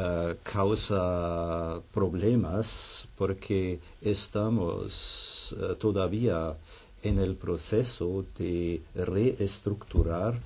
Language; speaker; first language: Spanish; non-native, fluent; German